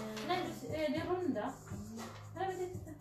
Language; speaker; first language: Swedish; non-native, learner; Cebuano